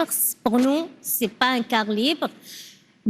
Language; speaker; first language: French; non-native, learner; Arabic